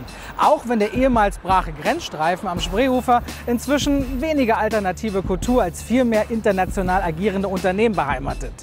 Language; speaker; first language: German; native; German